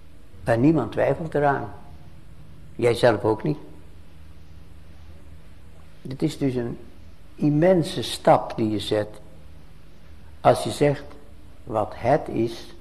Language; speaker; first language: Dutch; native; Dutch